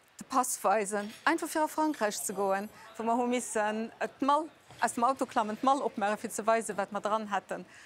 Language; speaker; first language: Luxembourgish; early bilingual, other home language; Portuguese